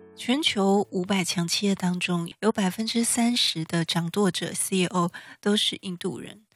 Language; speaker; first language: Chinese; native; Chinese